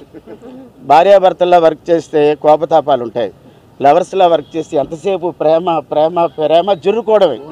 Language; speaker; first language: Telugu; native; Telugu